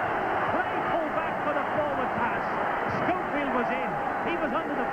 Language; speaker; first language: English; native; English